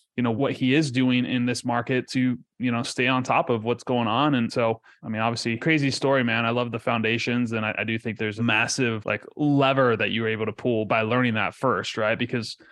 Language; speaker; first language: English; early bilingual, other home language; Spanish